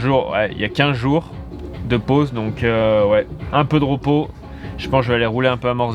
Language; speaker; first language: French; native; French